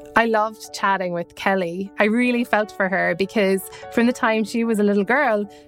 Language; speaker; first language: English; native; English